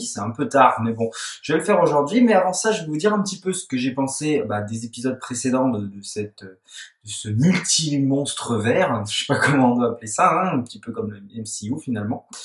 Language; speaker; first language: French; native; French